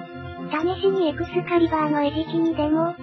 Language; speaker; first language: Japanese; native; Japanese